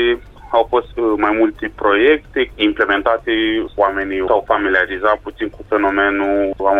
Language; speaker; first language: Romanian; native; Romanian